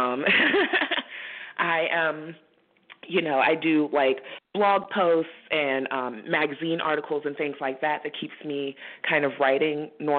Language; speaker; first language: English; native; English